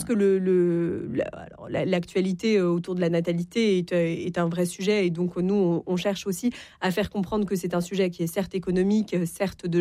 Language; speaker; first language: French; native; French